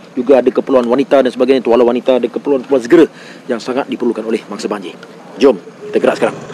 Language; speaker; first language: Malay; native; Malay